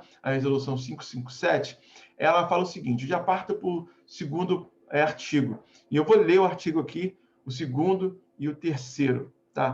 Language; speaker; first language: Portuguese; native; Portuguese